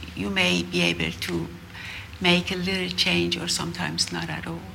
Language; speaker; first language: English; non-native, fluent; Persian